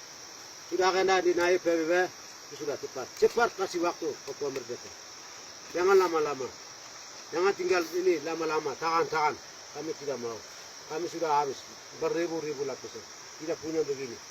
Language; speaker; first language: Indonesian; non-native, local second language; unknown